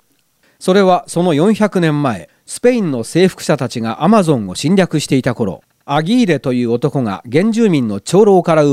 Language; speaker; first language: Japanese; native; Japanese